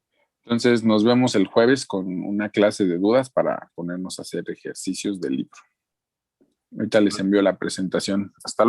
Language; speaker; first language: Spanish; native; Spanish